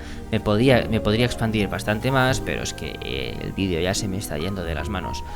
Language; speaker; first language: Spanish; native; Spanish